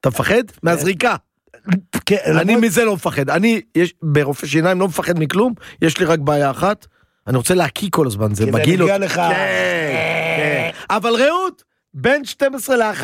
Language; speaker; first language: Hebrew; native; Hebrew